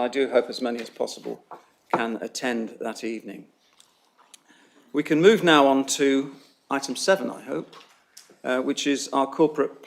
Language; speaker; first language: English; native; English